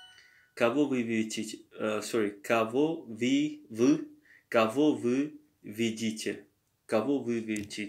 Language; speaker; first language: Russian; non-native, learner; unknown